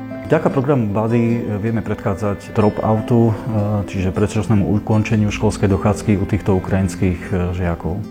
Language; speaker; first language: Slovak; native; Slovak